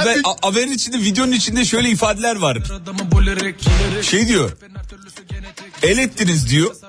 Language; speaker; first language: Turkish; native; Turkish